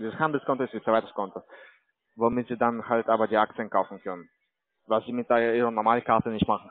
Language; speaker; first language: German; non-native, learner; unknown